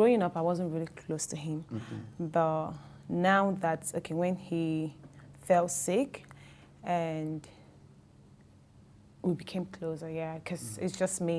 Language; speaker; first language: English; non-native, local second language; Igbo